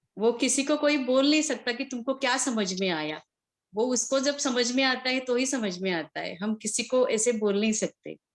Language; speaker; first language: Hindi; non-native, local second language; Marathi